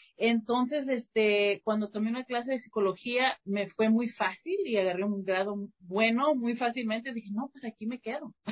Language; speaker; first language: Spanish; early bilingual, heritage; Spanish